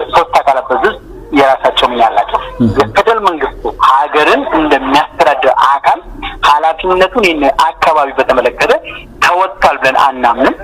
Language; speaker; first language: Amharic; non-native, local second language; Oromo